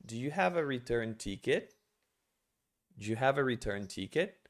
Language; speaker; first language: English; non-native, fluent; Portuguese